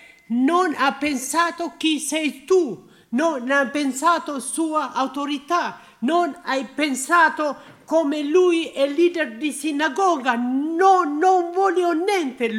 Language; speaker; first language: Italian; non-native, learner; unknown